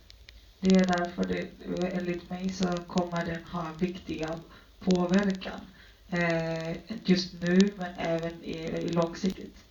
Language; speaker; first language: Swedish; early bilingual, other home language; Spanish